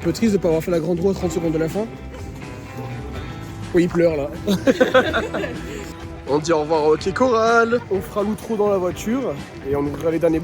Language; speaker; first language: French; native; French